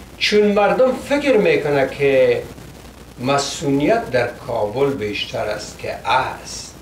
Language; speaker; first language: Persian; native; Persian